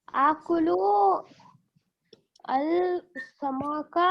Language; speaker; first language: Arabic; non-native, learner; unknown